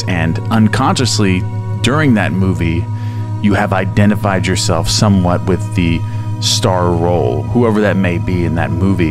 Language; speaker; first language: English; native; English